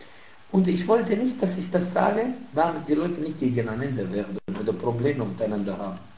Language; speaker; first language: German; non-native, fluent; Arabic